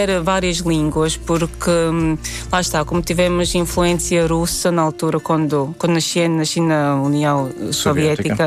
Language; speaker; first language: Portuguese; non-native, fluent; Latvian